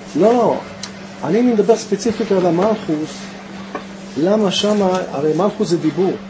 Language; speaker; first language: Hebrew; native; Hebrew